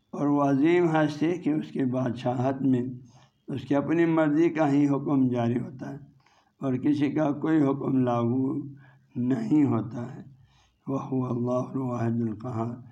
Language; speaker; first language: Urdu; non-native, local second language; Balti